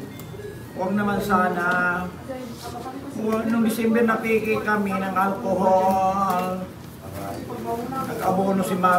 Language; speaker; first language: Filipino; native; Filipino